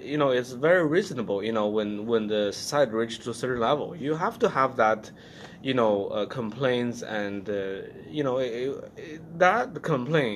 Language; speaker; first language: English; non-native, fluent; Chinese